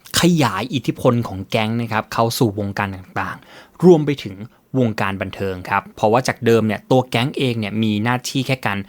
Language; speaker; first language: Thai; native; Thai